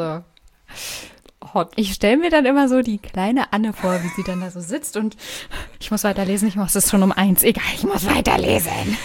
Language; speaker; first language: German; native; German